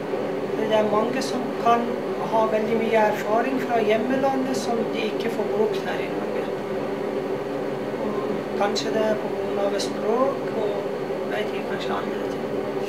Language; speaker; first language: Norwegian; non-native, fluent; Persian